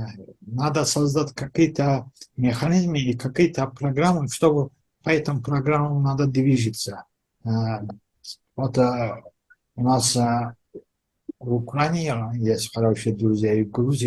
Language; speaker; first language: Russian; non-native, fluent; Azerbaijani